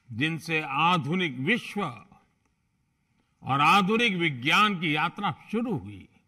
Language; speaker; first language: Hindi; non-native, local second language; Gujarati